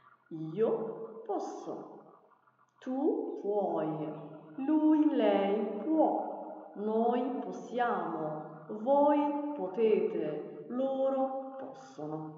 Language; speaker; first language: Italian; non-native, fluent; Arabic